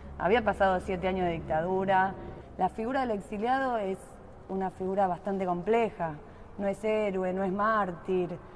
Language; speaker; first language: Spanish; native; Spanish